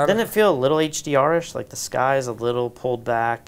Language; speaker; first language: English; native; English